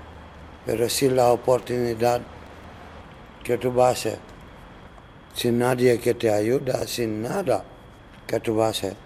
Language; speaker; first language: Spanish; non-native, learner; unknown